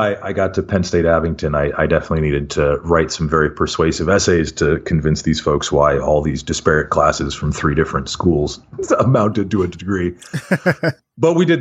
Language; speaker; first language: English; native; English